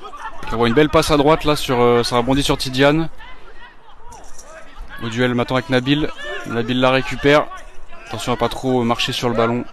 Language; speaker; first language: French; native; French